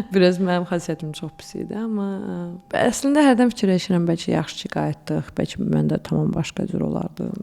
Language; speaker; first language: Azerbaijani; early bilingual, heritage; Azerbaijani